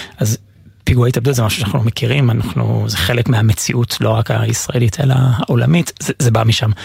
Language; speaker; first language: Hebrew; non-native, fluent; English